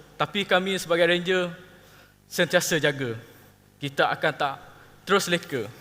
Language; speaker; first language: Malay; non-native, local second language; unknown